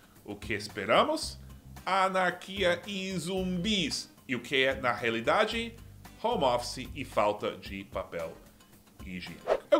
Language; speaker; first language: Portuguese; non-native, fluent; English